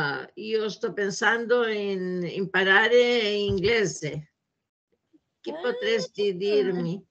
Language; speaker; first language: Italian; non-native, learner; Spanish